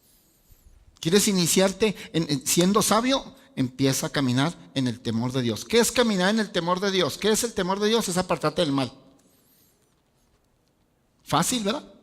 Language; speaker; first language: Spanish; native; Spanish